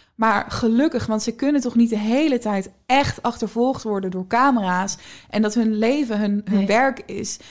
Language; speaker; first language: Dutch; native; Dutch